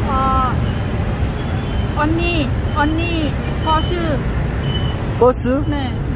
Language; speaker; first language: Korean; non-native, learner; Lao